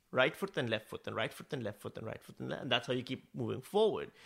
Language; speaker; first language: English; non-native, local second language; Urdu